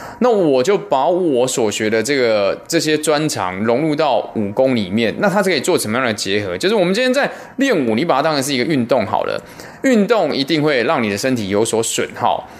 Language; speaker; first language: Chinese; native; Chinese